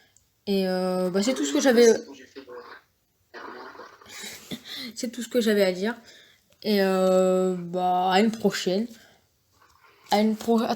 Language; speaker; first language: French; native; French